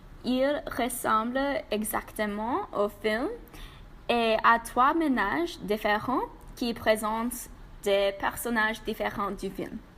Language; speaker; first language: French; non-native, learner; English